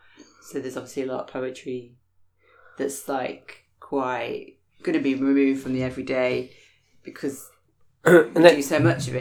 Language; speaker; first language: English; native; English